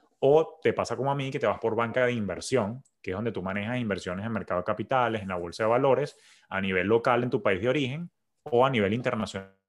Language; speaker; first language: Spanish; native; Spanish